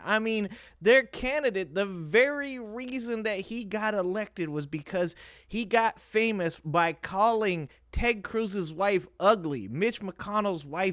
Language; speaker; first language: English; native; English